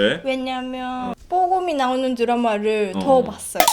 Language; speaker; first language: Korean; non-native, learner; Japanese